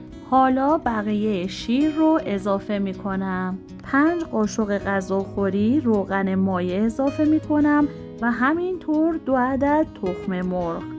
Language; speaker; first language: Persian; native; Persian